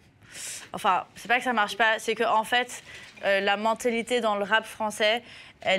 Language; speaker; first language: French; native; French